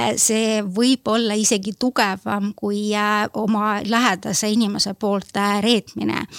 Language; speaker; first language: Estonian; non-native, local second language; Russian